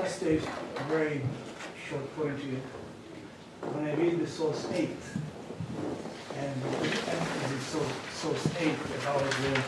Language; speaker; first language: English; non-native, fluent; Hebrew